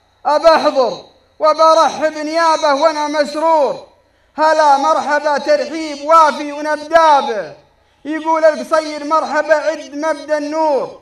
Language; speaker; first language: Arabic; native; Arabic